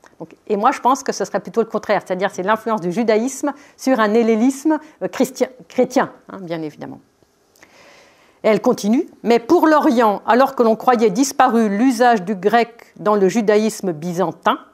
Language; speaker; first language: French; native; French